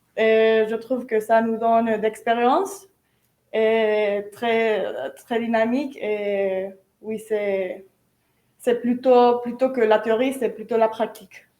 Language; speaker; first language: French; non-native, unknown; Spanish